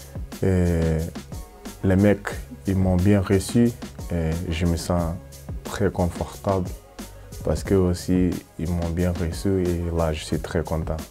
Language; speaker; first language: French; non-native, fluent; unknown